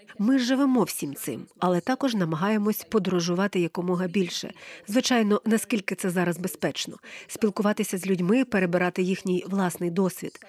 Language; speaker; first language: Ukrainian; non-native, fluent; English